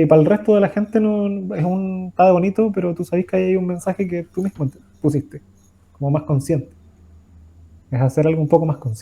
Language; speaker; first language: Spanish; native; Spanish